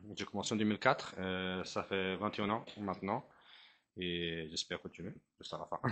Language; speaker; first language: French; non-native, fluent; Portuguese